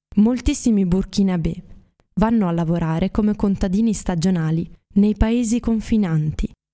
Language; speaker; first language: Italian; native; Italian